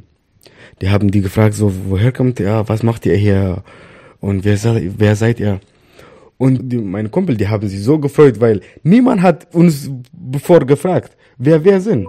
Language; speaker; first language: German; non-native, fluent; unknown